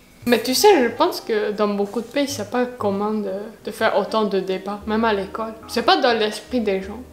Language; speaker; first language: French; non-native, fluent; Hungarian